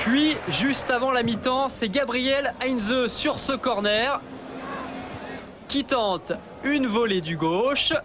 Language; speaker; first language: French; native; French